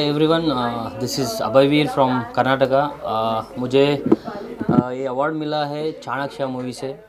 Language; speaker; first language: Hindi; non-native, local second language; Kannada